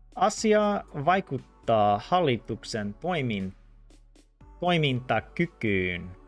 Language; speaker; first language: Finnish; non-native, learner; English